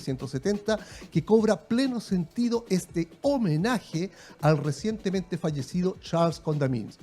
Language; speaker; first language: Spanish; native; Spanish